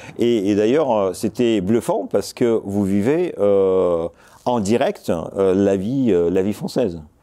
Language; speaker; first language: French; non-native, fluent; Russian